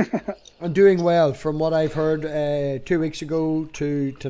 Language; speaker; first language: English; native; English